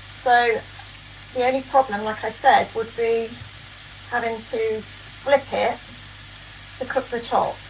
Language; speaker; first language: English; native; English